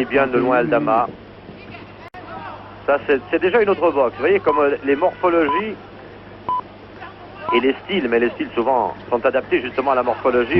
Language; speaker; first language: French; native; French